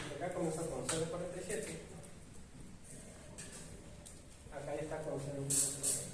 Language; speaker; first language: Spanish; native; Spanish